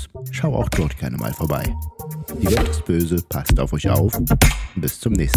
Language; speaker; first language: German; native; German